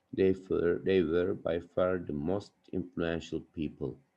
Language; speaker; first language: English; non-native, fluent; Turkish